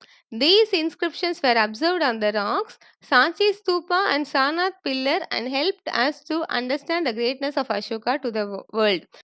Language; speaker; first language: English; non-native, local second language; Tamil